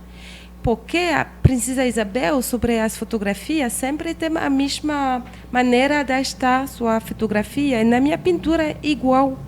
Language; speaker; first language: Portuguese; non-native, learner; French